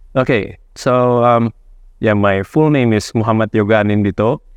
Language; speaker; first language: English; non-native, fluent; Indonesian